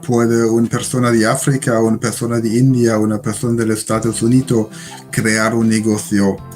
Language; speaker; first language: Spanish; non-native, learner; German